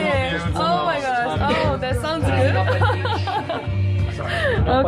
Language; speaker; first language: English; non-native, learner; Korean